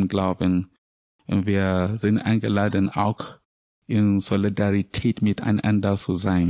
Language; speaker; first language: German; non-native, learner; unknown